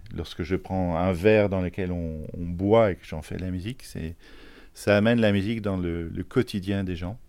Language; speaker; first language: French; native; French